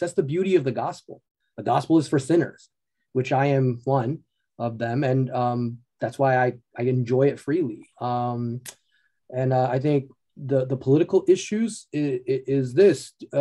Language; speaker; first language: English; early bilingual, other home language; Chinese